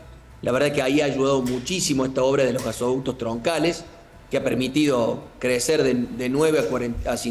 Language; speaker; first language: Spanish; native; Spanish